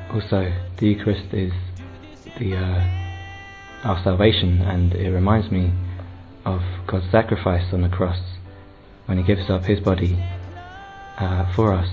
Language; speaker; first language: English; native; English